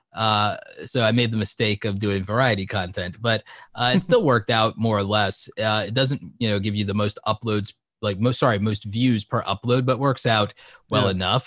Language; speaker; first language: English; native; English